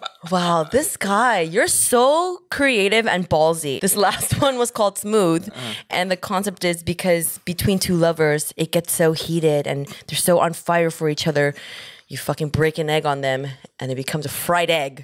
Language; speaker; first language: English; early bilingual, other home language; Korean